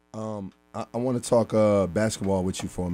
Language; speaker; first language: English; native; English